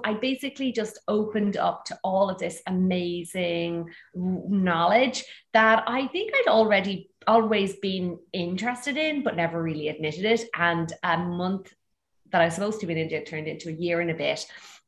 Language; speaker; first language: English; native; English